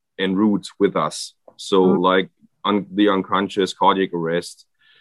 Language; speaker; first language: English; non-native, fluent; German